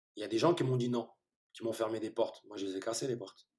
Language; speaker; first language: French; early bilingual, other home language; Turkish